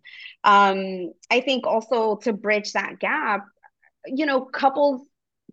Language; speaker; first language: English; early bilingual, other home language; Spanish